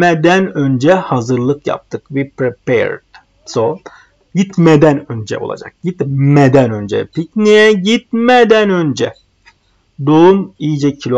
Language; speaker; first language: Turkish; non-native, fluent; Arabic